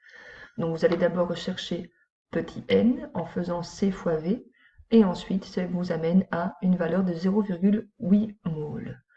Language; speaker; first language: French; native; French